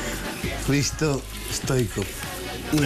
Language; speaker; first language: Spanish; non-native, fluent; Portuguese